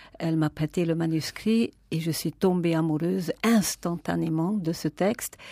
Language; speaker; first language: French; non-native, fluent; Hungarian